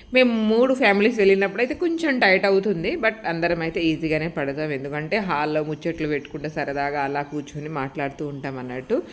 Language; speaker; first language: Telugu; native; Telugu